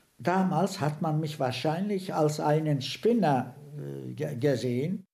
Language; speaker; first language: German; non-native, fluent; Turkish